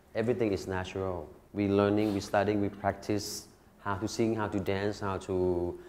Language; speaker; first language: English; non-native, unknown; Thai